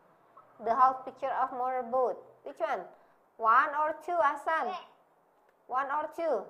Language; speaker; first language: English; non-native, learner; Indonesian